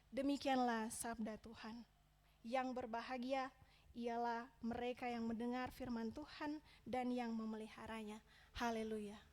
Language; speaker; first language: Indonesian; native; Indonesian